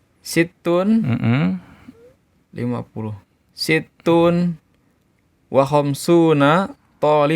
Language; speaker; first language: Arabic; non-native, learner; Indonesian